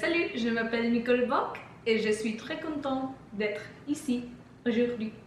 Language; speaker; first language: French; non-native, learner; English